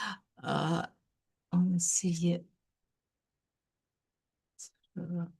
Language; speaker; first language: French; non-native, learner; Russian